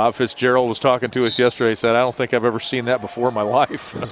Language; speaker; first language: English; native; English